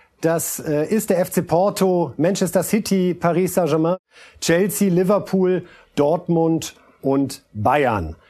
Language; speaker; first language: German; native; German